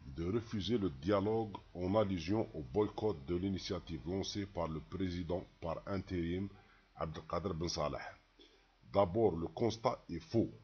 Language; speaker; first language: French; non-native, local second language; Arabic